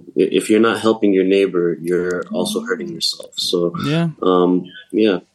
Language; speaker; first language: English; native; English